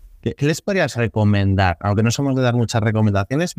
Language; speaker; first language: Spanish; native; Spanish